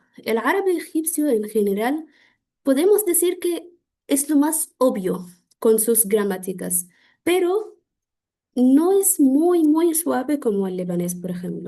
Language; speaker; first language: Spanish; non-native, fluent; Arabic